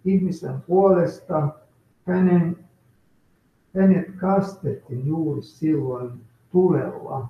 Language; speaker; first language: Finnish; non-native, fluent; Russian